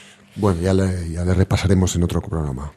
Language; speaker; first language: Spanish; native; Spanish